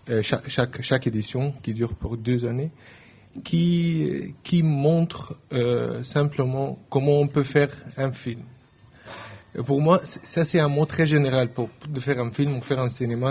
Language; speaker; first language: French; non-native, learner; Arabic